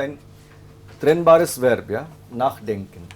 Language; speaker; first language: German; non-native, fluent; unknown